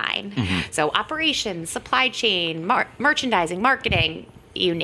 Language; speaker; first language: English; native; English